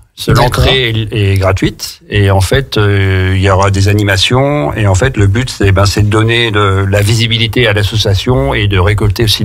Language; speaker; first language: French; native; French